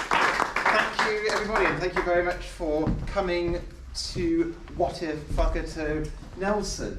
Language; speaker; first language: English; native; English